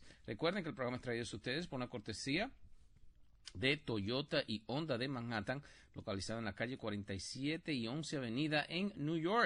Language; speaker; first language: Spanish; native; Spanish